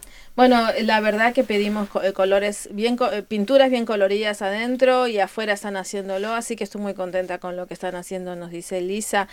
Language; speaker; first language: Spanish; native; Spanish